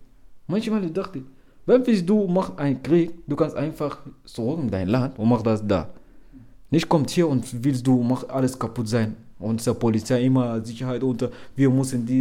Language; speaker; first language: German; non-native, learner; Arabic